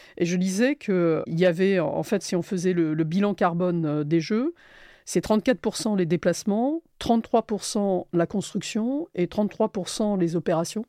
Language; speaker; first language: French; native; French